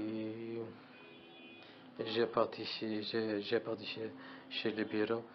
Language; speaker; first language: French; non-native, learner; Arabic